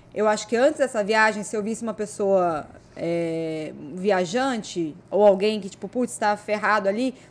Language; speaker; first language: Portuguese; native; Portuguese